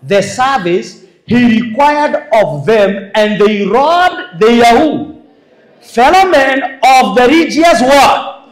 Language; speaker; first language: English; non-native, local second language; Swahili